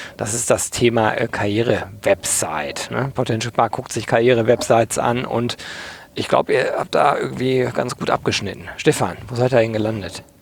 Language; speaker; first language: German; native; German